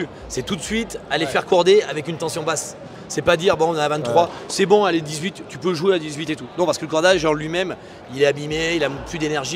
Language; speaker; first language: French; native; French